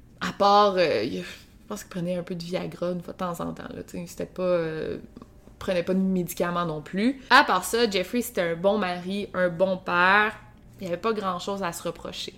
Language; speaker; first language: French; native; French